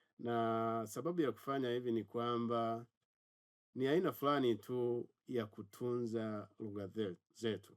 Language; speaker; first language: Swahili; non-native, local second language; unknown